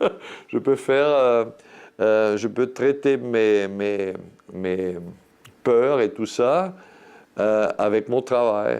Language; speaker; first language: French; non-native, fluent; German